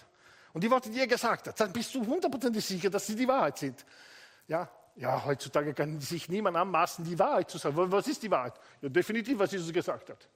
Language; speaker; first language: German; non-native, fluent; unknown